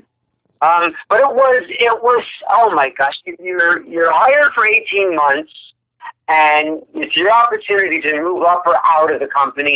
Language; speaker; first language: English; native; English